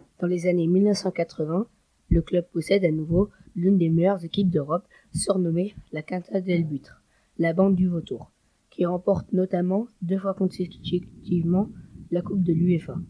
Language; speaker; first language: French; non-native, learner; German